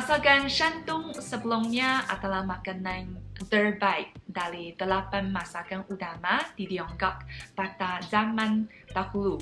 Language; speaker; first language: Indonesian; non-native, fluent; Chinese